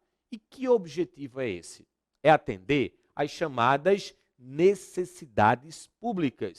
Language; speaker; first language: Portuguese; native; Portuguese